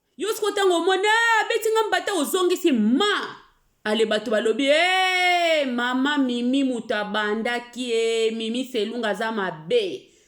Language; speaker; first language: Lingala; native; Lingala